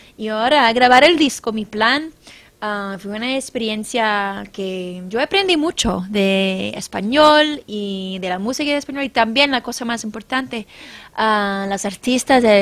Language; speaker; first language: Spanish; non-native, learner; English